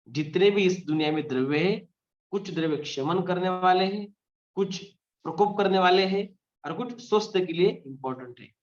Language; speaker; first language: Hindi; non-native, local second language; Marathi